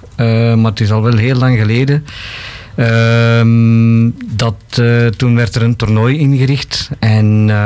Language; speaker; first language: Dutch; non-native, fluent; Bangla